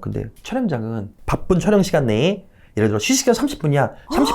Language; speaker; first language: Korean; native; Korean